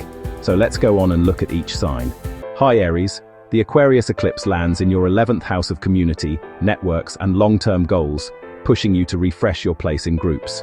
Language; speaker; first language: English; native; English